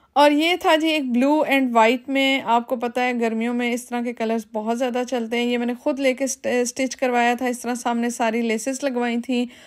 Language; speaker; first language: Urdu; native; Urdu